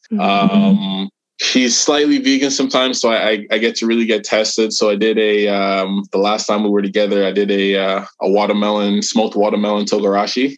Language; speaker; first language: English; native; English